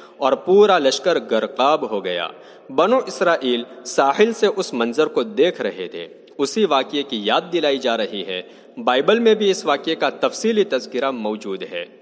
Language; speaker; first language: Urdu; native; Urdu